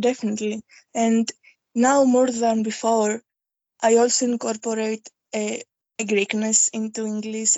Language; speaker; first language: English; non-native, fluent; Greek